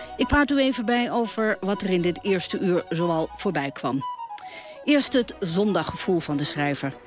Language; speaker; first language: Dutch; native; Dutch